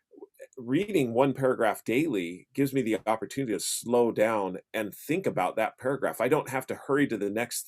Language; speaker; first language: English; native; English